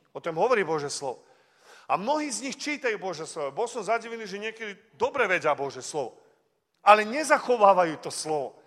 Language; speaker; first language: Slovak; early bilingual, heritage; Slovak